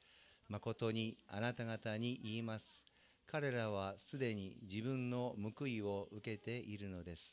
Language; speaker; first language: Japanese; native; Japanese